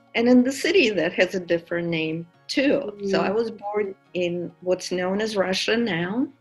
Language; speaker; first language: English; non-native, fluent; Russian